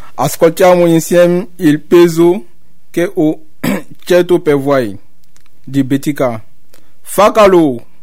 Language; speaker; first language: Italian; non-native, learner; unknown